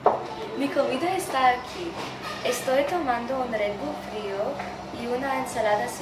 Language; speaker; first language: Spanish; non-native, learner; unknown